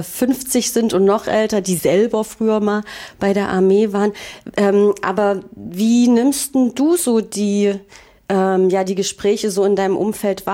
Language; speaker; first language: German; native; German